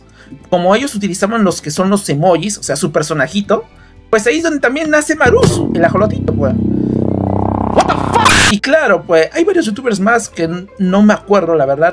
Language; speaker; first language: Spanish; native; Spanish